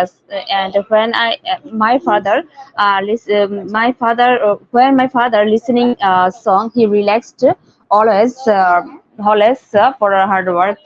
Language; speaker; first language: English; non-native, learner; Bangla